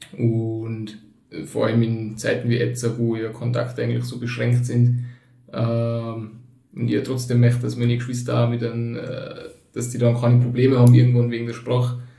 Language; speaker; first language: German; early bilingual, other home language; Turkish